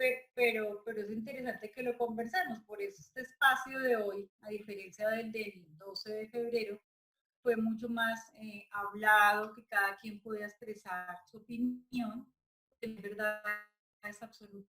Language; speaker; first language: Spanish; native; Spanish